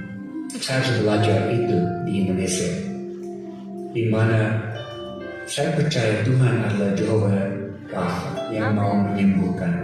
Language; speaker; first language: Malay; non-native, fluent; English